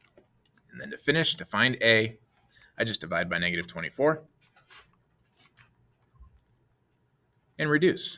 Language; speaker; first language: English; native; English